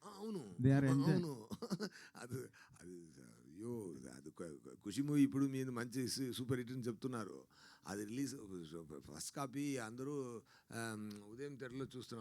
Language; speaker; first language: Telugu; non-native, learner; Tamil